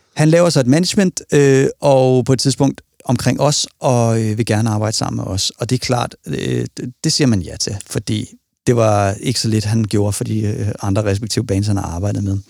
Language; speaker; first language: Danish; native; Danish